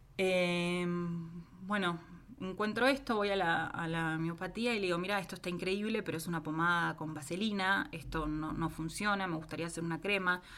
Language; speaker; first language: Spanish; native; Spanish